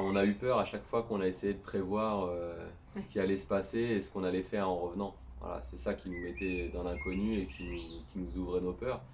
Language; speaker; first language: French; native; French